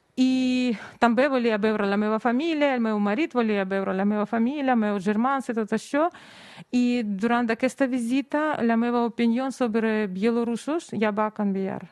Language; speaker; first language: Catalan; non-native, fluent; Russian